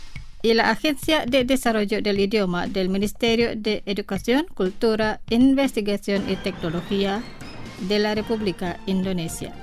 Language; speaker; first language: Spanish; non-native, fluent; Indonesian